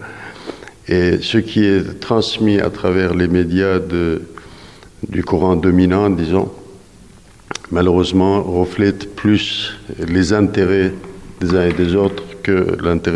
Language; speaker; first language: French; non-native, fluent; Persian